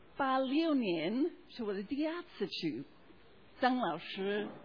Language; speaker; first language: Chinese; non-native, learner; English